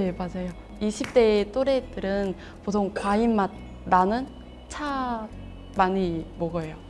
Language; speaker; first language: Korean; non-native, fluent; Vietnamese